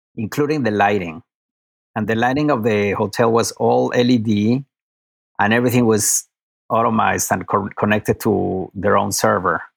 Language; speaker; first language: English; non-native, fluent; Spanish